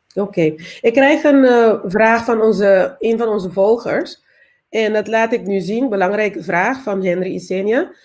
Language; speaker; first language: Dutch; non-native, local second language; Papiamento